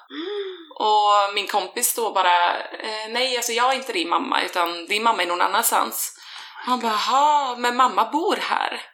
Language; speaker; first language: Swedish; native; Swedish